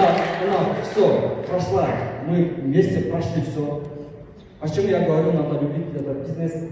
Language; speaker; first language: Russian; non-native, local second language; Kyrgyz